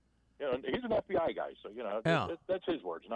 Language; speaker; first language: English; native; English